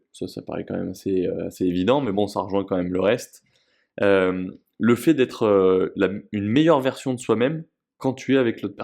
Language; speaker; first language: French; native; French